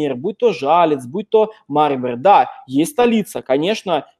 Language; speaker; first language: Russian; native; Russian